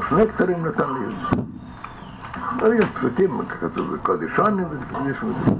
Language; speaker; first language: Hebrew; non-native, fluent; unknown